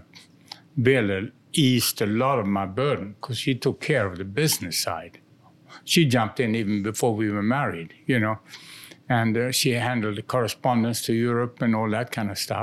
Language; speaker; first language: English; non-native, fluent; Swedish